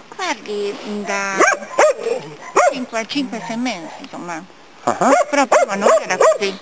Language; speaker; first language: Italian; non-native, learner; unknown